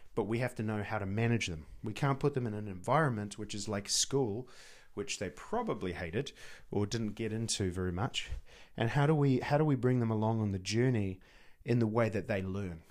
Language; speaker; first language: English; native; English